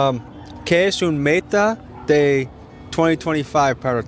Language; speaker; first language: Spanish; non-native, learner; English